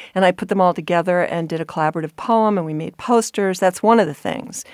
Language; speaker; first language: English; native; English